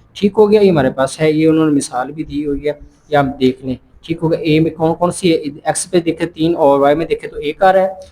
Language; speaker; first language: Urdu; non-native, local second language; Punjabi